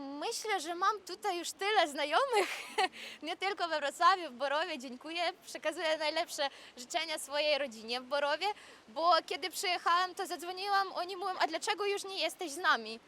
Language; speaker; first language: Polish; early bilingual, heritage; Polish